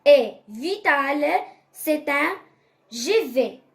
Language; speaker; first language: French; non-native, local second language; Arabic